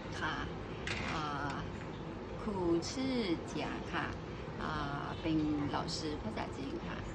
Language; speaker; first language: Thai; non-native, fluent; Chinese